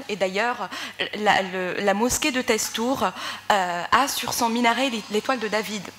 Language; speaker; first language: French; non-native, local second language; Arabic